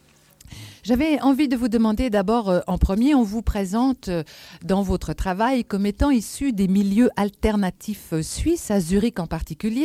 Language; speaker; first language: French; native; French